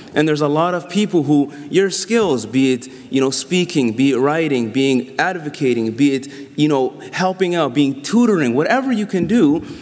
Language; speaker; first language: English; native; English